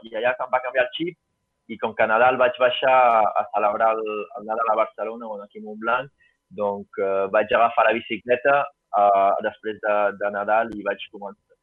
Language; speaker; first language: Catalan; native; Catalan